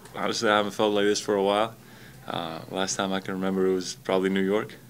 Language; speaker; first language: English; non-native, fluent; Latvian